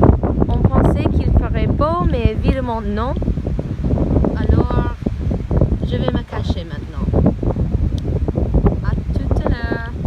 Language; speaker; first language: French; non-native, fluent; English